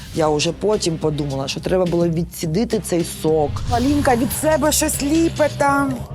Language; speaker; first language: Ukrainian; native; Ukrainian